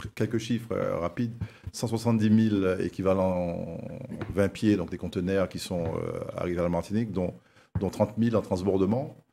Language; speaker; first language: French; native; French